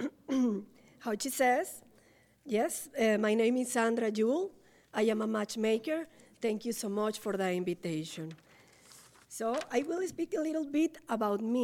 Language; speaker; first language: English; non-native, learner; Spanish